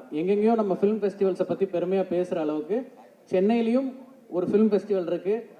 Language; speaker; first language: Tamil; native; Tamil